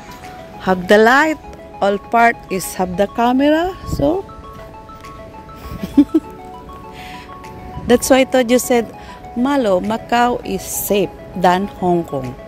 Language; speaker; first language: English; non-native, local second language; Filipino